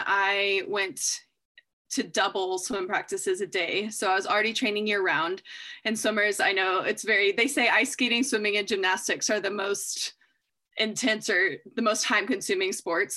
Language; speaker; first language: English; native; English